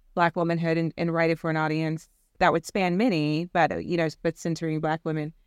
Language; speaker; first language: English; native; English